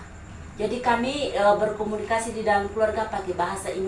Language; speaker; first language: Indonesian; non-native, local second language; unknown